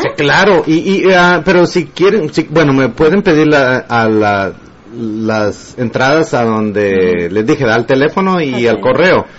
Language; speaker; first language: Spanish; native; Spanish